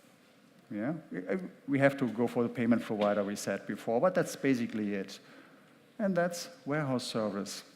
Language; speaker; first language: English; non-native, fluent; German